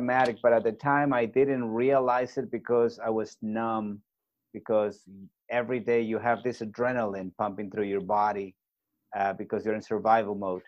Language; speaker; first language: English; non-native, fluent; Spanish